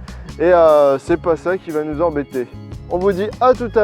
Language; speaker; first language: French; native; French